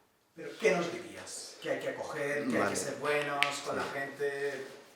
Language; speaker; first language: Spanish; native; Spanish